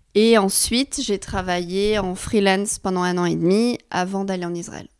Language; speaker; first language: French; native; French